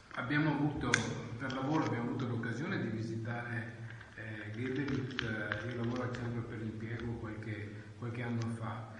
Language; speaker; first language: Italian; native; Italian